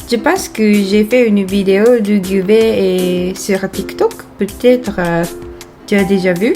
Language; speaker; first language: French; non-native, fluent; Japanese